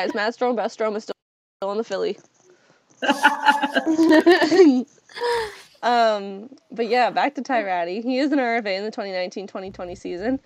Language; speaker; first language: English; native; English